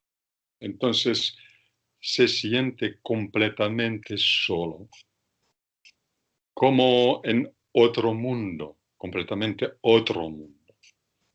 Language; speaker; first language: Spanish; non-native, fluent; Russian